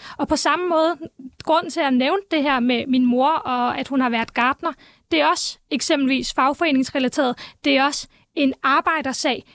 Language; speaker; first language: Danish; native; Danish